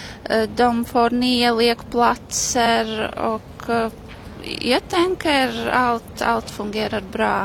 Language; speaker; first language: Swedish; non-native, learner; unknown